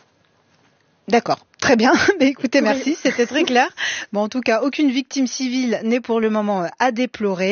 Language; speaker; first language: French; native; French